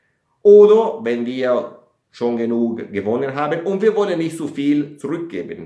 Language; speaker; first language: German; non-native, fluent; Italian